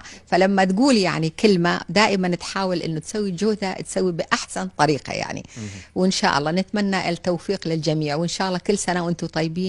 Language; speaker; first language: Arabic; native; Arabic